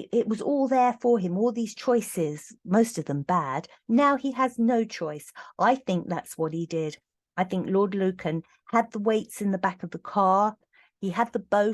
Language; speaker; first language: English; native; English